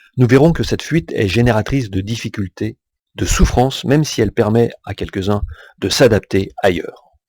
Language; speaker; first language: French; native; French